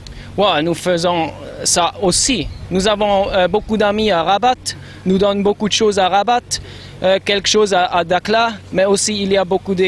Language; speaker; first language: French; non-native, learner; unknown